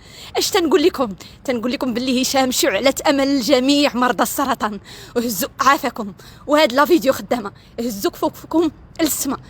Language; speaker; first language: Arabic; native; Arabic